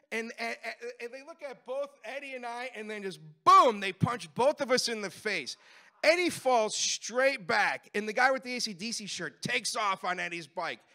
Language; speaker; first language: English; native; English